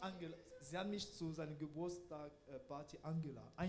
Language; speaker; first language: German; non-native, learner; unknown